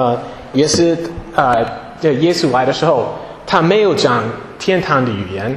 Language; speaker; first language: Chinese; non-native, fluent; English